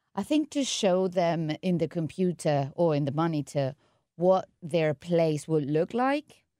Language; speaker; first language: English; non-native, fluent; Spanish